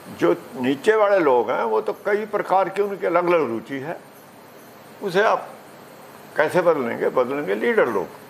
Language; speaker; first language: Hindi; non-native, local second language; Punjabi